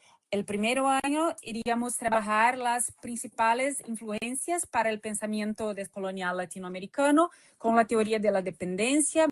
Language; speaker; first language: Spanish; non-native, fluent; Portuguese